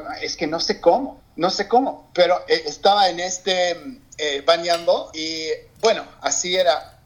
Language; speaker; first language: Spanish; non-native, learner; English